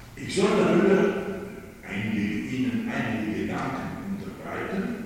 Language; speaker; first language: German; non-native, fluent; Polish